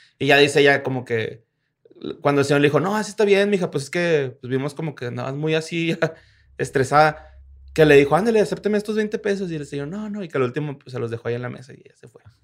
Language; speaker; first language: Spanish; native; Spanish